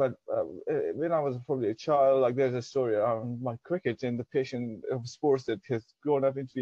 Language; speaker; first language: English; non-native, local second language; Persian